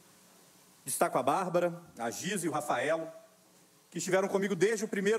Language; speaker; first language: Portuguese; native; Portuguese